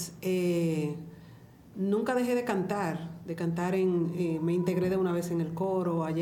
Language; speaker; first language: Spanish; native; Spanish